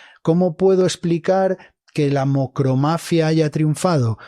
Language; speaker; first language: Spanish; native; Spanish